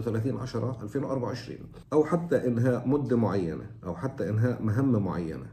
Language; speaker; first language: Arabic; native; Arabic